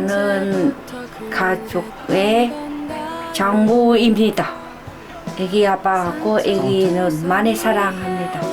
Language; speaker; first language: Korean; non-native, learner; Vietnamese